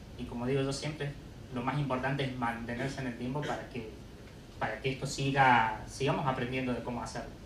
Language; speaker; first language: Spanish; native; Spanish